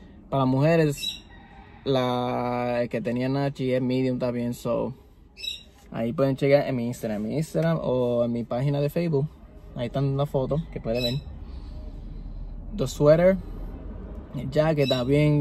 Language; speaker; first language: Spanish; native; Spanish